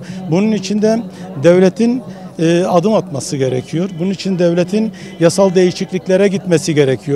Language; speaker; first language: Turkish; non-native, local second language; Kurdish